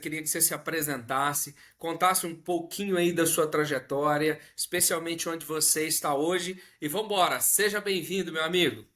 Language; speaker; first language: Portuguese; native; Portuguese